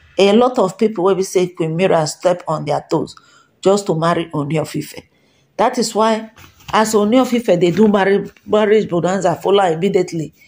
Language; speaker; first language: Nigerian Pidgin; non-native, local second language; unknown